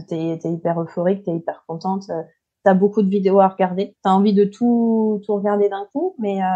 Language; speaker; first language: French; native; French